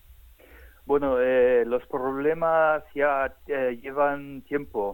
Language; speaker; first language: Spanish; non-native, fluent; German